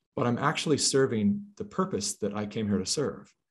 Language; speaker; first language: English; native; English